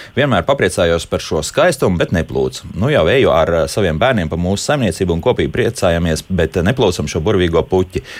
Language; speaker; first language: Latvian; native; Latvian